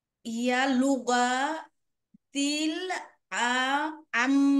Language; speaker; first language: Arabic; non-native, learner; Bangla